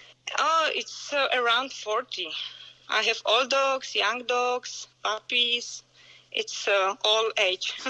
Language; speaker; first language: English; non-native, learner; Czech